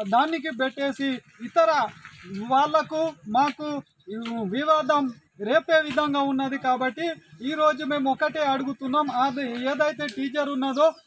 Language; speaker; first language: Telugu; non-native, local second language; Gondi